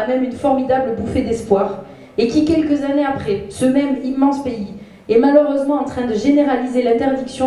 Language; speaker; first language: French; native; French